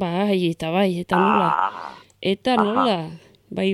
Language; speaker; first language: Basque; native; Basque